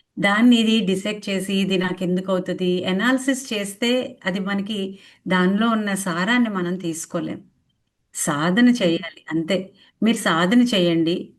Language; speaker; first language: Telugu; native; Telugu